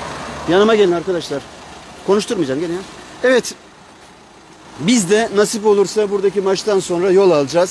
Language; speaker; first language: Turkish; native; Turkish